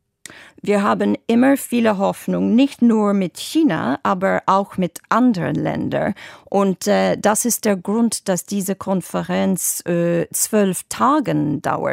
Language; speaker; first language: German; non-native, fluent; English